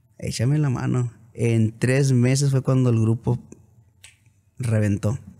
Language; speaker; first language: Spanish; native; Spanish